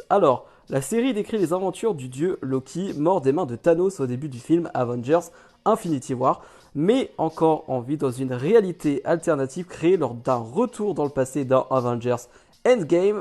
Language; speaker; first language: French; native; French